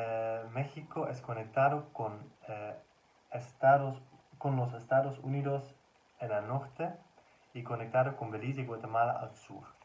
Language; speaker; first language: Spanish; non-native, learner; Dutch